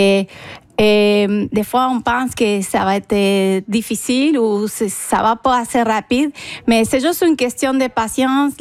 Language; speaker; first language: French; non-native, fluent; Spanish